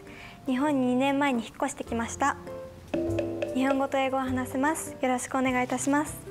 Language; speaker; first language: Japanese; non-native, fluent; English